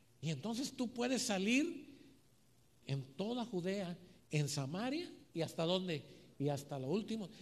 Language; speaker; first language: Spanish; native; Spanish